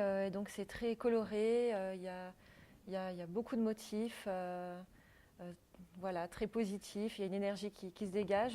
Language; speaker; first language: French; native; French